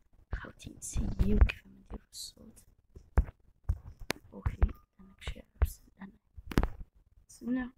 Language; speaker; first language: Arabic; native; Arabic